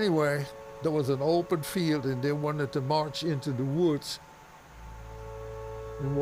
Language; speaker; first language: English; non-native, fluent; German